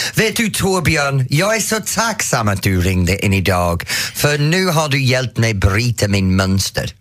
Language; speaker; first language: Swedish; non-native, fluent; English